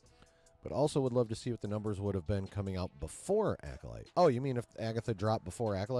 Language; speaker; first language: English; native; English